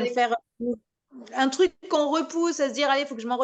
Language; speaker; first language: French; native; French